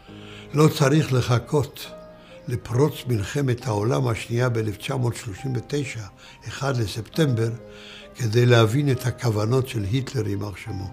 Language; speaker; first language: Hebrew; early bilingual, other home language; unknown